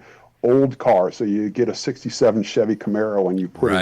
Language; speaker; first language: English; native; English